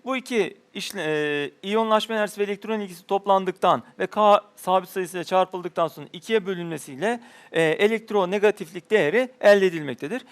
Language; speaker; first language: Turkish; native; Turkish